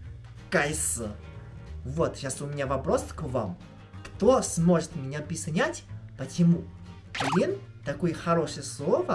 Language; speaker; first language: Russian; non-native, fluent; Chinese